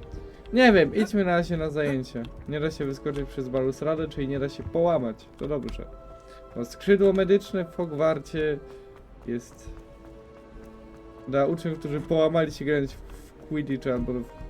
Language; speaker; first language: Polish; native; Polish